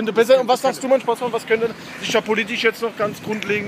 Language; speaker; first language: German; native; German